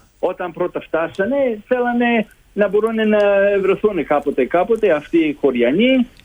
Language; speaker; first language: Greek; early bilingual, heritage; Greek